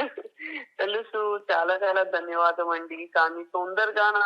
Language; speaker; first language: Telugu; non-native, learner; Gujarati